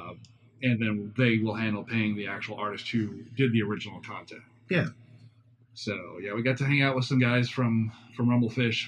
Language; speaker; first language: English; native; English